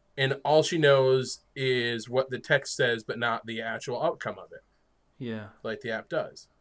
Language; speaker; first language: English; native; English